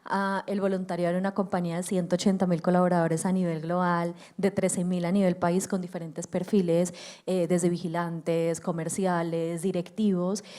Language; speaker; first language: Spanish; native; Spanish